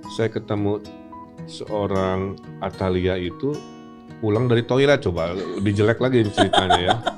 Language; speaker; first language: Indonesian; non-native, local second language; Sundanese